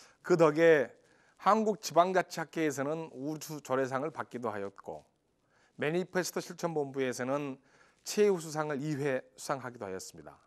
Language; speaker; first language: Korean; native; Korean